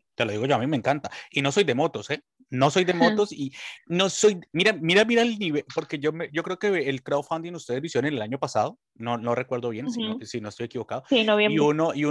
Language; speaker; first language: Spanish; native; Spanish